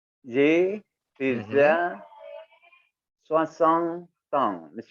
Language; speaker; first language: French; non-native, learner; Indonesian